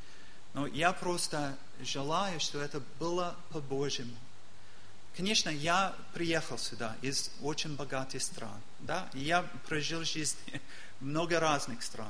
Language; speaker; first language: Russian; non-native, learner; English